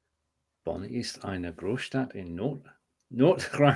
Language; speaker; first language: German; non-native, learner; English